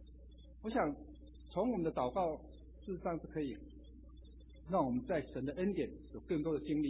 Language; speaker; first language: Chinese; native; Chinese